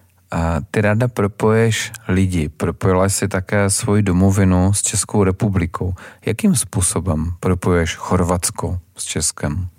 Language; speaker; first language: Czech; native; Czech